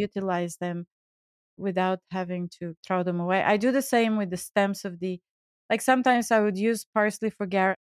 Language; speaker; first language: English; non-native, fluent; Bulgarian